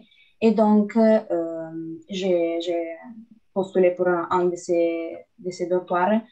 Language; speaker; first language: French; non-native, fluent; Italian